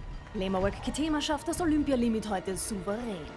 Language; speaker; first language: German; native; German